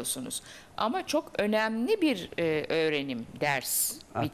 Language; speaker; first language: Turkish; native; Turkish